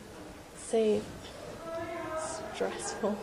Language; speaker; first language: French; non-native, learner; English